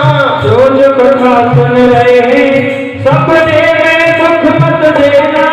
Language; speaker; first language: Hindi; native; Hindi